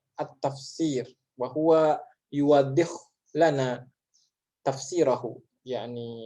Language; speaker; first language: Arabic; non-native, fluent; Indonesian